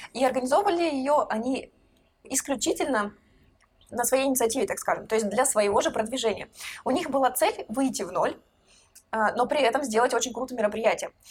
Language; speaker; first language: Russian; native; Russian